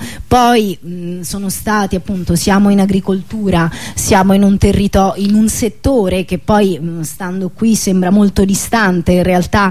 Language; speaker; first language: Italian; native; Italian